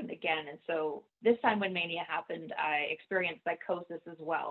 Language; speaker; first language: English; native; English